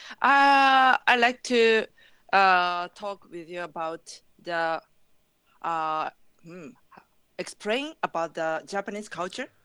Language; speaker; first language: English; non-native, learner; Japanese